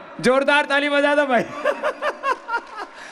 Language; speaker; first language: Hindi; native; Hindi